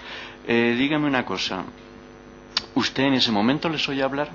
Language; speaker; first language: Spanish; native; Spanish